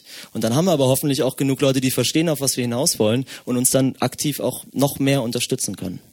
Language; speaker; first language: German; native; German